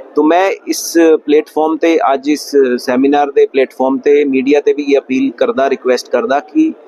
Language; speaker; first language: Hindi; non-native, local second language; Punjabi